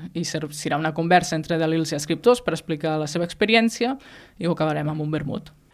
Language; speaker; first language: Catalan; native; Catalan